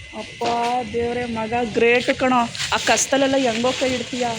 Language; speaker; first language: Kannada; native; Kannada